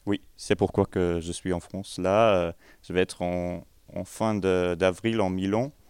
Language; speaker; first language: French; non-native, fluent; German